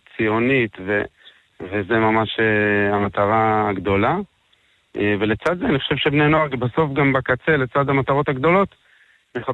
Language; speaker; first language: Hebrew; native; Hebrew